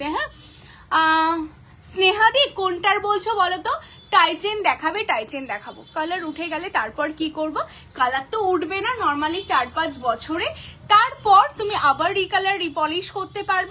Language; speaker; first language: Bangla; native; Bangla